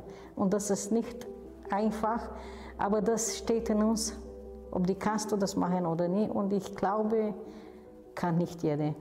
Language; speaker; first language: German; non-native, fluent; Romanian